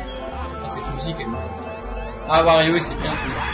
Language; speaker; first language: French; native; French